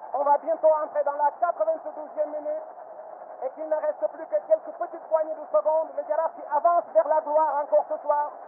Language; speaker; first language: French; non-native, local second language; Wolof